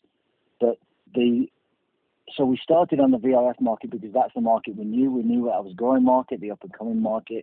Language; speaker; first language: English; native; English